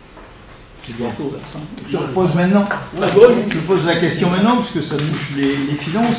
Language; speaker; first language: French; native; French